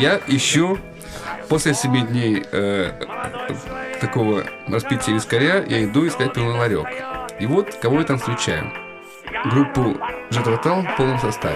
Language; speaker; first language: Russian; native; Russian